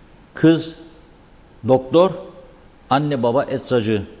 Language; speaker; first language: Turkish; native; Turkish